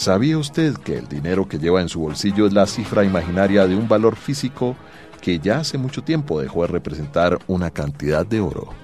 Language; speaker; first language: Spanish; native; Spanish